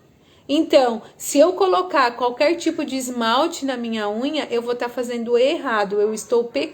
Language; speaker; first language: Portuguese; native; Portuguese